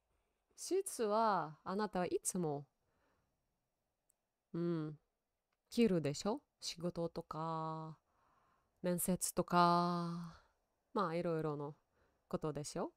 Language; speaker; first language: Japanese; non-native, learner; Russian